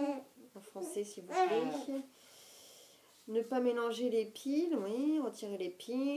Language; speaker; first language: French; native; French